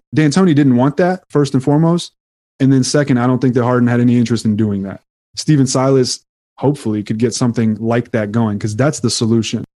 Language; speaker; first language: English; native; English